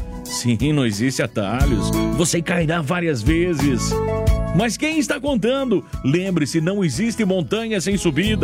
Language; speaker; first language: Portuguese; native; Portuguese